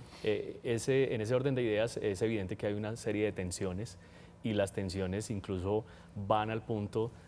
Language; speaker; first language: Spanish; native; Spanish